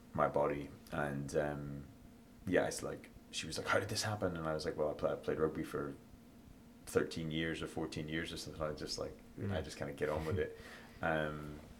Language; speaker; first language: English; native; English